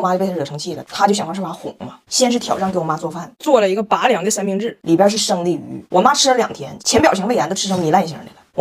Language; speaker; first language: Chinese; native; Chinese